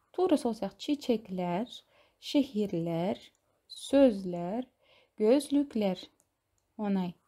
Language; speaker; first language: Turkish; non-native, fluent; Kazakh